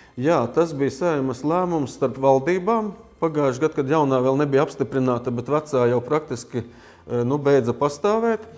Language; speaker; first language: Latvian; native; Latvian